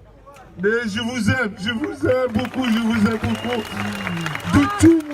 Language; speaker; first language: French; non-native, learner; Arabic